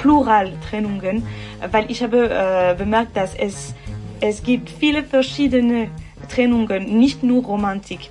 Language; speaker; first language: German; non-native, local second language; French